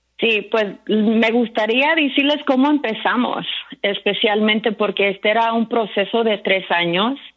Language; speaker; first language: Spanish; early bilingual, heritage; Spanish